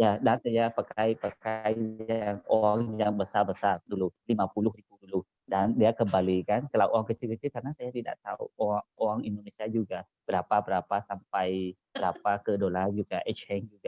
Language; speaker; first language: Indonesian; non-native, learner; Khmer